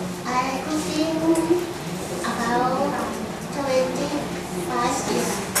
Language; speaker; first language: English; non-native, learner; Thai